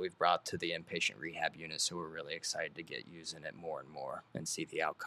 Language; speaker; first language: English; native; English